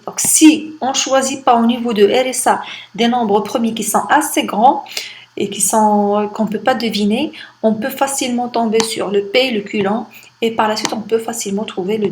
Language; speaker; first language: French; non-native, local second language; Arabic